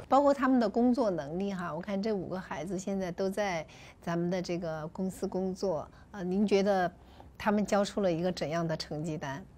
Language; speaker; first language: Chinese; native; Chinese